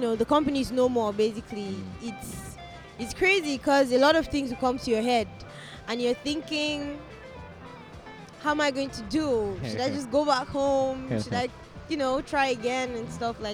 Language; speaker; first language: English; non-native, local second language; Hausa